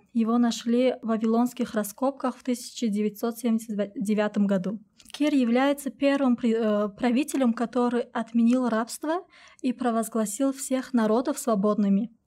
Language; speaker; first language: Russian; non-native, local second language; Tajik